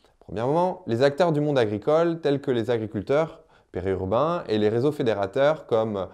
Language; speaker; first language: French; native; French